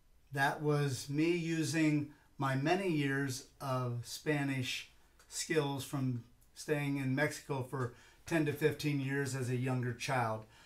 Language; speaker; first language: English; native; English